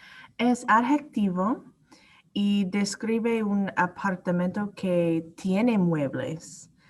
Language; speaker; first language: Spanish; non-native, learner; English